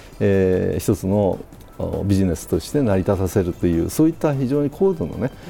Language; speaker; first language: Japanese; native; Japanese